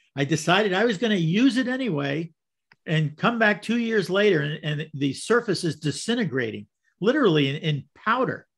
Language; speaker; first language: English; native; English